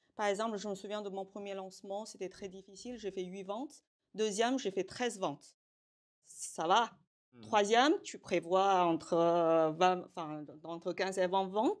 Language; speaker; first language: French; non-native, fluent; Chinese